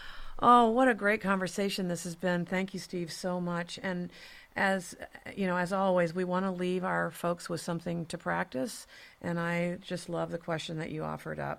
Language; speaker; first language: English; native; English